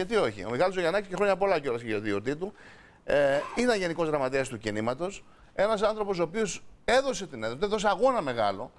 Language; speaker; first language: Greek; native; Greek